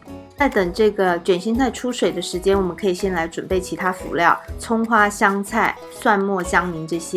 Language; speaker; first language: Chinese; native; Chinese